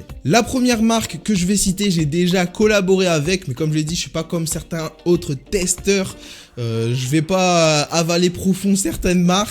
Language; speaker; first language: French; native; French